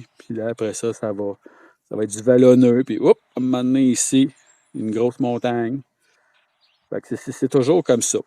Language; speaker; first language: French; native; French